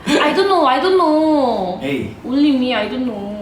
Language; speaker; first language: English; non-native, learner; Korean